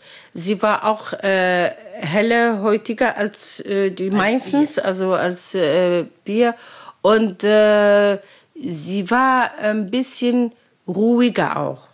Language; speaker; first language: German; non-native, learner; Arabic